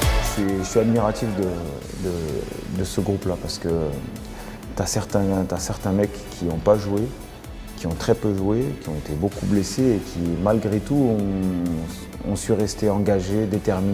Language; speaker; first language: French; native; French